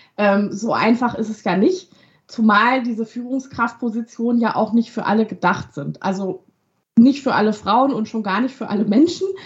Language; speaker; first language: German; early bilingual, other home language; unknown